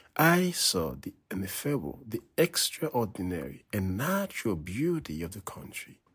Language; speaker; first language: English; non-native, fluent; Haitian Creole